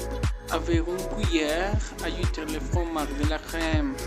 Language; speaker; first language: French; non-native, learner; Spanish